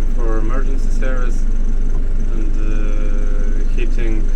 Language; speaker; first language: English; non-native, learner; Russian